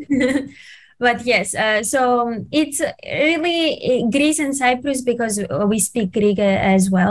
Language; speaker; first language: English; non-native, fluent; Greek